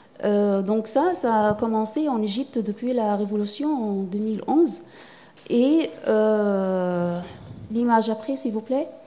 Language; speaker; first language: French; non-native, fluent; Arabic